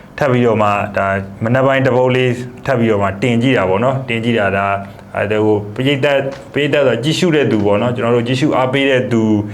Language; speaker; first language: Burmese; native; Burmese